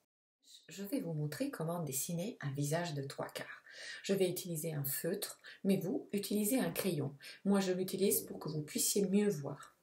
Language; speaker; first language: French; non-native, fluent; Italian